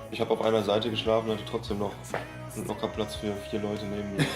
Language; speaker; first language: German; native; German